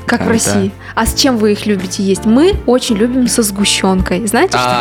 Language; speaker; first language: Russian; native; Russian